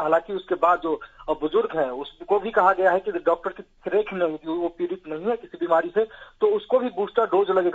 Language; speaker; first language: Hindi; native; Hindi